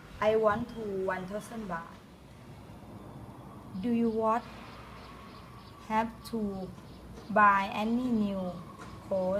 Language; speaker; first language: English; non-native, learner; Thai